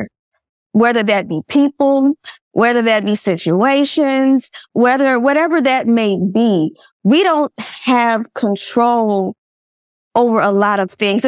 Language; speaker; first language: English; native; English